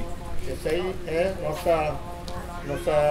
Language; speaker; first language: Portuguese; non-native, local second language; Yanomámi